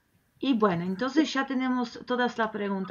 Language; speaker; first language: Spanish; non-native, fluent; Polish